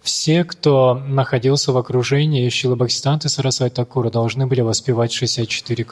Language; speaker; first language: Russian; native; Russian